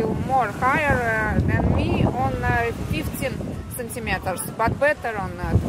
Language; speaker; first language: English; non-native, learner; Russian